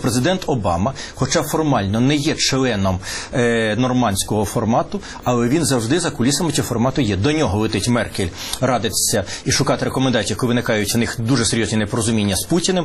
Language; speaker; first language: Ukrainian; native; Ukrainian